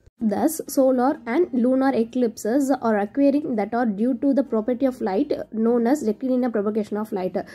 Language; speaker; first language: English; non-native, local second language; Tamil